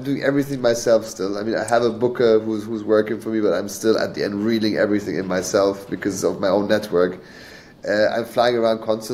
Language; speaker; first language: English; native; English